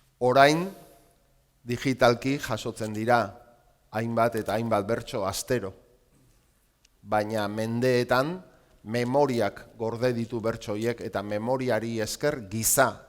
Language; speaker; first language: Basque; native; Basque